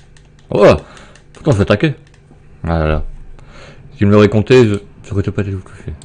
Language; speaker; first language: French; native; French